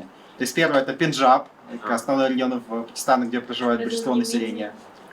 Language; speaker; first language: Russian; native; Russian